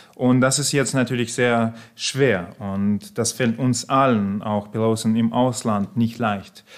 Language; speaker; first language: German; non-native, fluent; Russian